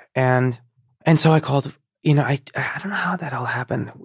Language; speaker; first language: English; early bilingual, other home language; Persian